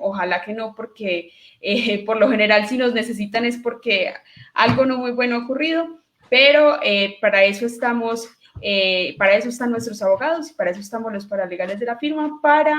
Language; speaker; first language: Spanish; native; Spanish